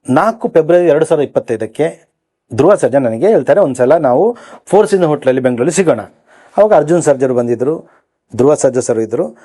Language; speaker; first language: Kannada; native; Kannada